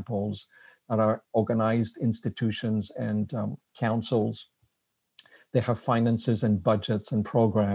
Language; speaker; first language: English; non-native, fluent; French